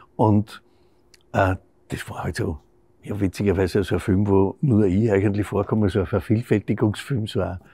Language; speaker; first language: German; native; German